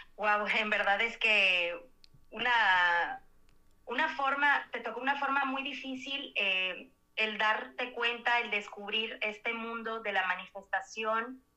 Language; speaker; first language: Spanish; native; Spanish